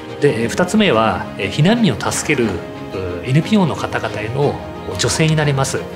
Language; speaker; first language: Japanese; native; Japanese